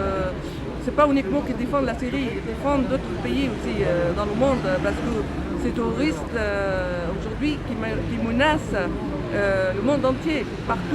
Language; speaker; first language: French; non-native, fluent; Arabic